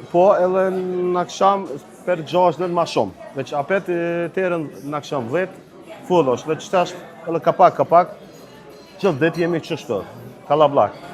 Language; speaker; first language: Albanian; early bilingual, heritage; Turkish